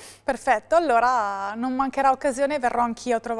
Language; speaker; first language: Italian; native; Italian